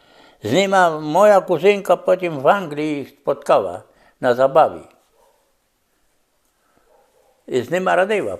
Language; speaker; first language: Polish; non-native, local second language; Rusyn